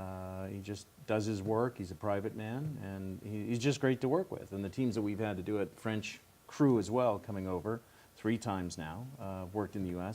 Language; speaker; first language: English; native; English